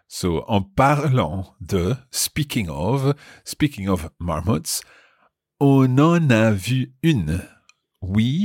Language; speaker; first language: French; non-native, fluent; English